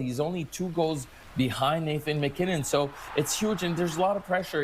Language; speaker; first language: English; non-native, local second language; French